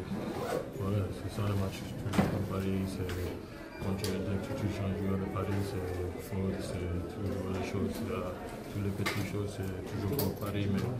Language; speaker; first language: French; non-native, fluent; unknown